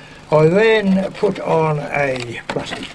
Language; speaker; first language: English; native; English